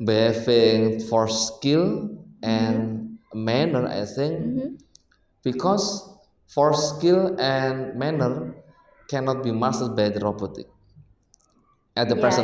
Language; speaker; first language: English; non-native, learner; Indonesian